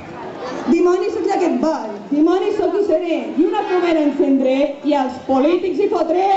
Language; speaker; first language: Catalan; native; Catalan